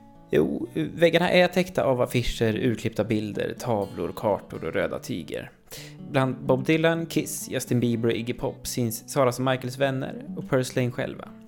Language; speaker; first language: Swedish; native; Swedish